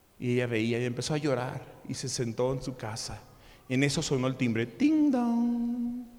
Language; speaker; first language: Spanish; early bilingual, other home language; English